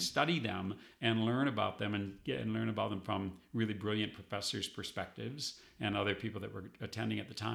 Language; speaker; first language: English; native; English